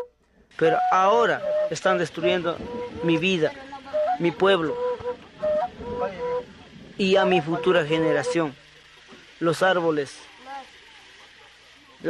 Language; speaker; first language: Spanish; non-native, local second language; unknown